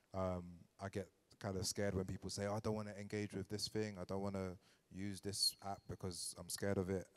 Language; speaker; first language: English; native; English